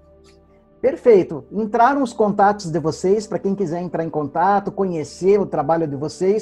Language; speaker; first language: Portuguese; native; Portuguese